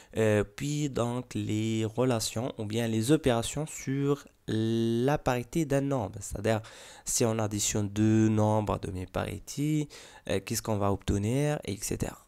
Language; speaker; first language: French; non-native, local second language; Arabic